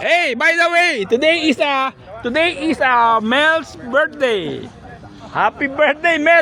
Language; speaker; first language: English; non-native, local second language; Filipino